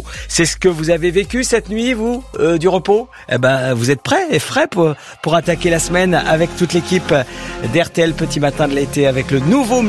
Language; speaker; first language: French; native; French